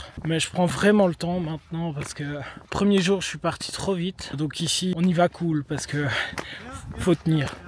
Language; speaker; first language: French; native; French